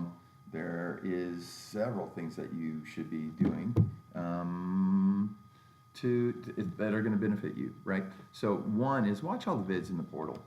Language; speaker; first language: English; native; English